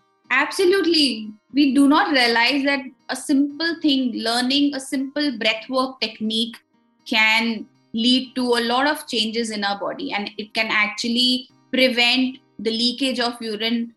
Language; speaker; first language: English; non-native, local second language; Hindi